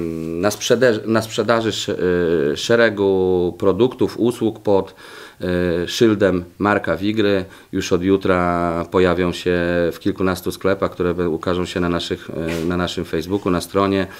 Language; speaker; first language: Polish; native; Polish